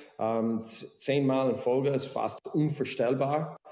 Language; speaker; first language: German; non-native, learner; English